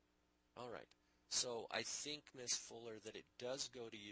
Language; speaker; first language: English; native; English